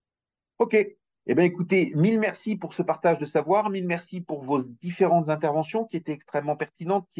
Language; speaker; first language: French; native; French